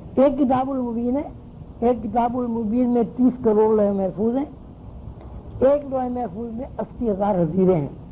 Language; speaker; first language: Urdu; native; Urdu